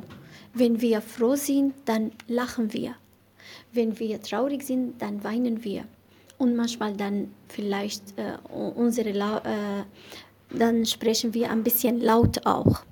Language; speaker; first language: German; non-native, learner; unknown